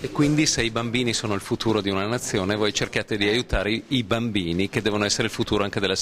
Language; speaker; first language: Italian; native; Italian